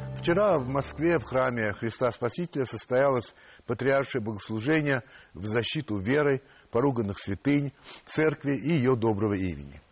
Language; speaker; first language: Russian; non-native, fluent; French